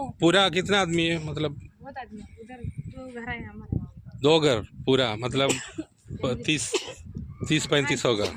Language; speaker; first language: Hindi; non-native, local second language; Malayalam